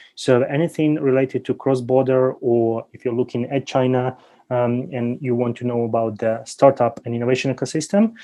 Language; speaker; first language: English; non-native, fluent; Ukrainian